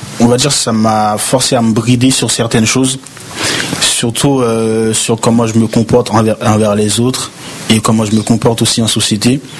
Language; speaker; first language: French; early bilingual, other home language; Haitian Creole